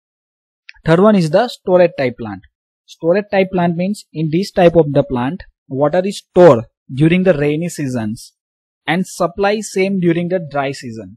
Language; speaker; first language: English; non-native, local second language; Gujarati